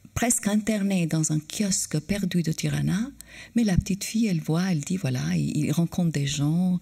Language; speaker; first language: French; non-native, fluent; Albanian